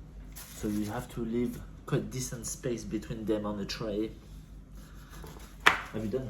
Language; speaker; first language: English; non-native, fluent; French